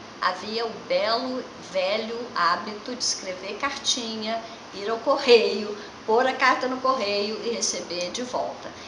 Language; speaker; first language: Portuguese; native; Portuguese